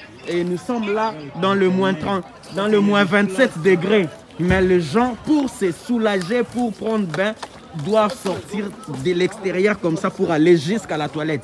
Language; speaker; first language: French; non-native, local second language; Lingala